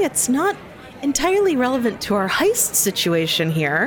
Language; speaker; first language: English; native; English